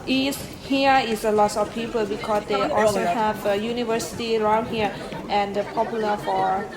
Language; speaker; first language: English; non-native, learner; Thai